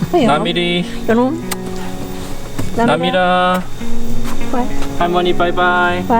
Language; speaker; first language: Korean; early bilingual, heritage; Korean